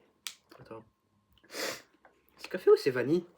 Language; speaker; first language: French; native; French